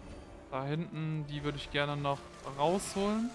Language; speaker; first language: German; native; German